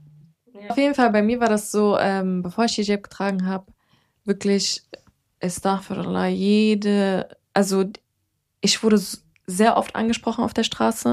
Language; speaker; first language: German; early bilingual, other home language; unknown